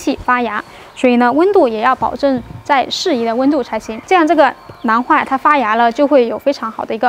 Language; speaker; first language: Chinese; native; Chinese